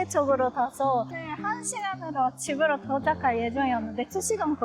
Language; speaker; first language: Korean; non-native, fluent; Japanese